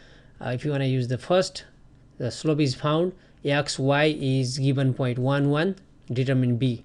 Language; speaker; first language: English; non-native, fluent; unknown